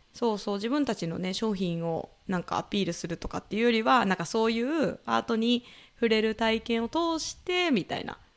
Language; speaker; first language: Japanese; native; Japanese